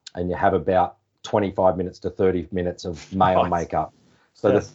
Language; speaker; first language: English; native; English